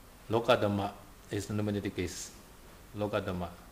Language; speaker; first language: English; non-native, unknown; Burmese